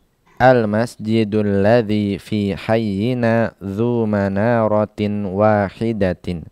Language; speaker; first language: Arabic; non-native, fluent; Indonesian